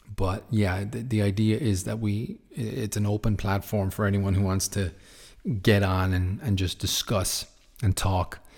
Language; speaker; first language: English; native; English